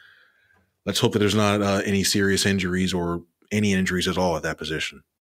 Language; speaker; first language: English; native; English